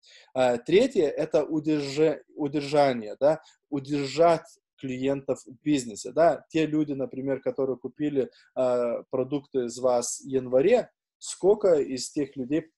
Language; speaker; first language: Russian; non-native, fluent; Lithuanian